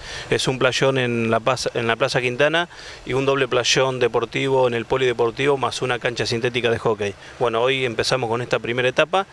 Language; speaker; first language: Spanish; native; Spanish